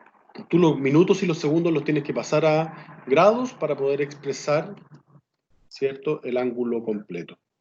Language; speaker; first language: Spanish; native; Spanish